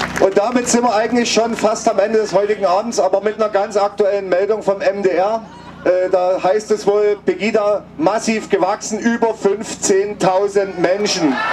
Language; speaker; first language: German; native; German